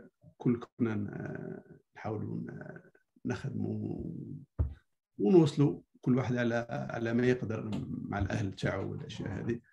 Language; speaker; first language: Arabic; native; Arabic